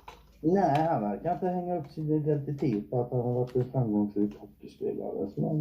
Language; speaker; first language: Swedish; native; Swedish